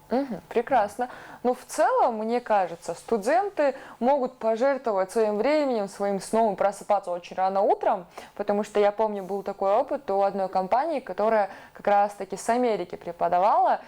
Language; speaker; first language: Russian; native; Russian